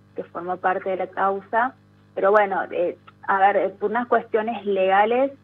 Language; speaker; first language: Spanish; native; Spanish